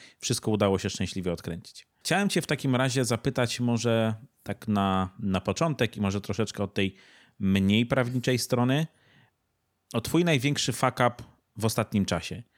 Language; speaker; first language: Polish; native; Polish